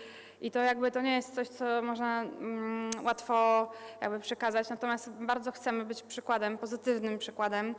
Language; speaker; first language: Polish; native; Polish